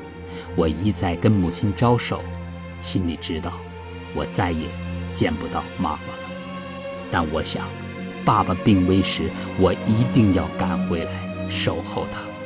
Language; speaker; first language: Chinese; native; Chinese